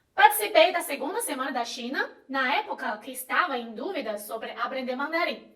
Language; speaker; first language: Portuguese; non-native, fluent; Chinese